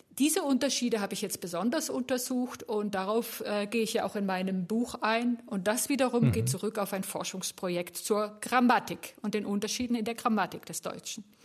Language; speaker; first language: German; native; German